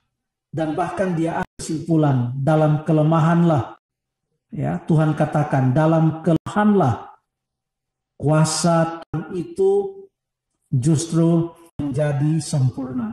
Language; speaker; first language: Indonesian; native; Indonesian